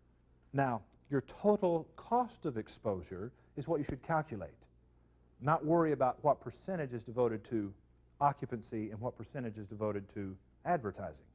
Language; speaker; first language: English; native; English